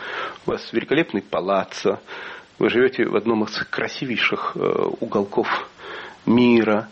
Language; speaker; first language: Russian; native; Russian